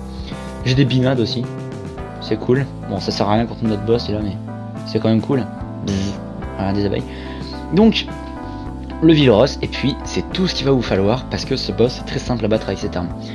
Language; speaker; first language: French; native; French